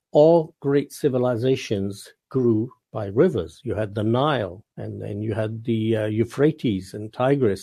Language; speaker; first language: English; non-native, local second language; Punjabi